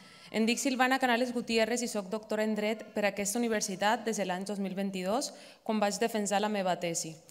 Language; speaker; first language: Catalan; non-native, fluent; Spanish